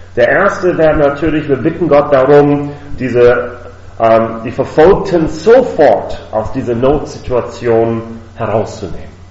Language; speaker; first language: German; non-native, fluent; English